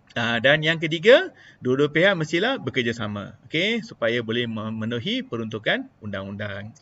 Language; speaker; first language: Malay; non-native, local second language; Tamil